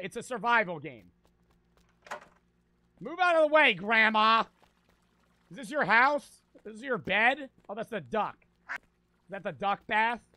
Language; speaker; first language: English; native; English